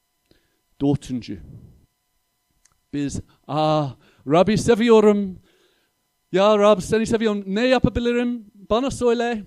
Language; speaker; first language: Turkish; non-native, fluent; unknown